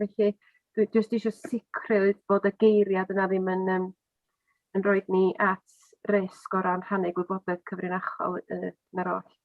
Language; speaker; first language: Welsh; native; Welsh